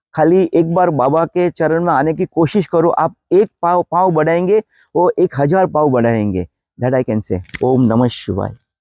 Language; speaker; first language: Hindi; non-native, local second language; Gujarati